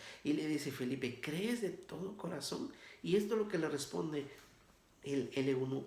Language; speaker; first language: Spanish; native; Spanish